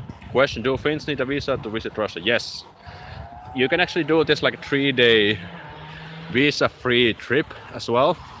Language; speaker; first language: English; non-native, fluent; Finnish